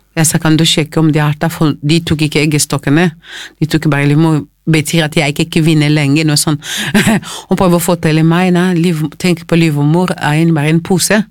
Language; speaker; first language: Norwegian; non-native, fluent; Lingala